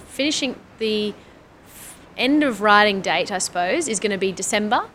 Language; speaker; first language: English; native; English